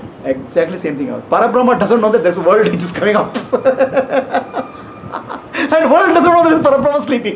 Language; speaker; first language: English; non-native, local second language; Kannada